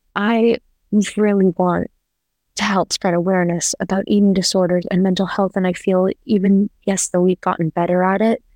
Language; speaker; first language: English; native; English